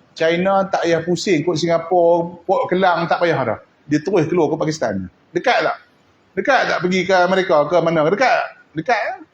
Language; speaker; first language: Malay; native; Malay